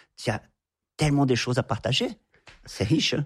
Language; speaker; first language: French; non-native, fluent; Portuguese